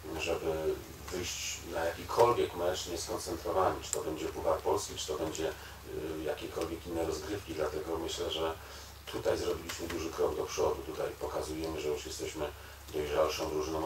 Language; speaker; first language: Polish; native; Polish